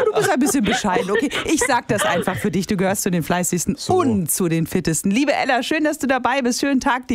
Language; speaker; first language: German; native; German